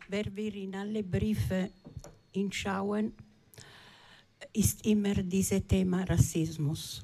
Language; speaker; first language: German; non-native, learner; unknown